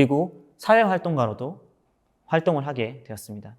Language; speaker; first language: Korean; native; Korean